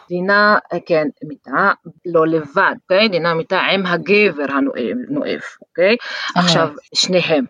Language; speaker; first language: Hebrew; non-native, local second language; Arabic